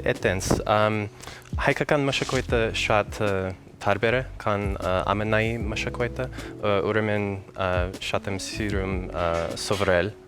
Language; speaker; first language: Armenian; non-native, learner; English